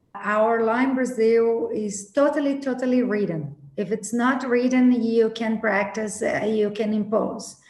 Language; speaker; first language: English; non-native, fluent; Portuguese